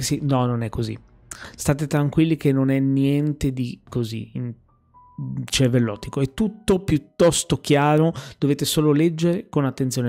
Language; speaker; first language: Italian; native; Italian